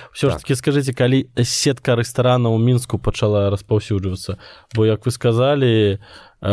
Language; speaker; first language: Belarusian; non-native, local second language; Russian